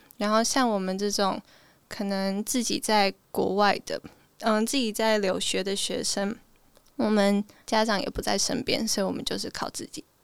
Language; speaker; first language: Chinese; early bilingual, heritage; Chinese